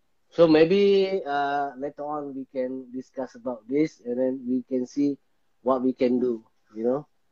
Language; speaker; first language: English; non-native, local second language; Malay